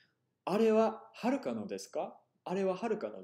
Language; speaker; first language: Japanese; non-native, fluent; English